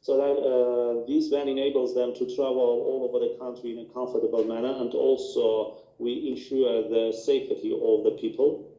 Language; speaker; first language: English; non-native, fluent; Armenian